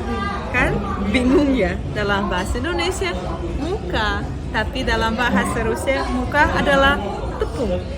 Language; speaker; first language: Indonesian; non-native, fluent; Russian